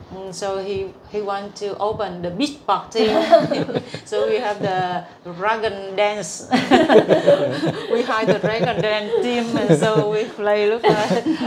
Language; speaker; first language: English; non-native, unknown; Vietnamese